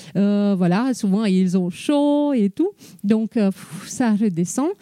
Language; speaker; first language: French; non-native, fluent; Romanian